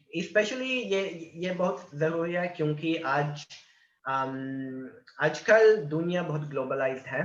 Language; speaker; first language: Hindi; non-native, learner; Italian